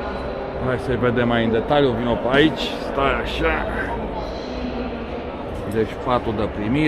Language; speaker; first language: Romanian; native; Romanian